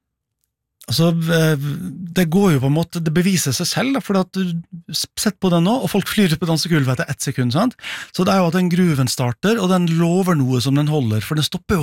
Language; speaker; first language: Norwegian; native; Norwegian